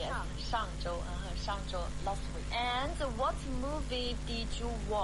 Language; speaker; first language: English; non-native, fluent; Chinese